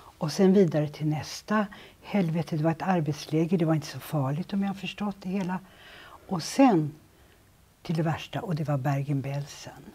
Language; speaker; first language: Swedish; native; Swedish